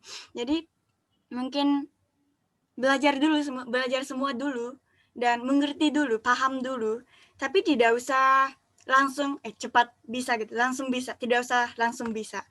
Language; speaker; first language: Indonesian; non-native, fluent; Japanese